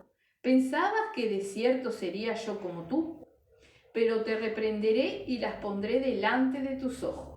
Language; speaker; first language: Spanish; native; Spanish